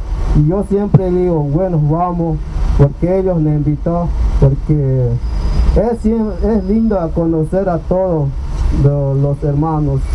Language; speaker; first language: Spanish; non-native, local second language; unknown